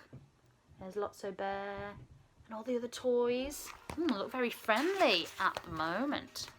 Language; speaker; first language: English; native; English